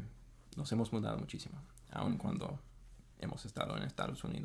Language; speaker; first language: Spanish; non-native, fluent; English